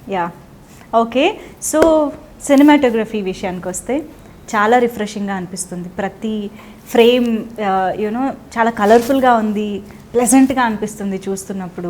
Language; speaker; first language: Telugu; native; Telugu